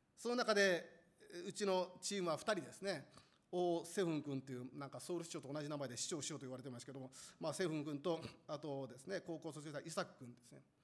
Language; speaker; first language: Japanese; non-native, fluent; Korean